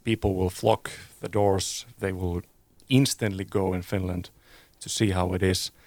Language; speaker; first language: English; non-native, fluent; Finnish